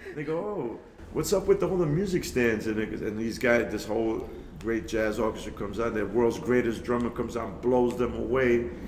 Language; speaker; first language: English; early bilingual, other home language; Spanish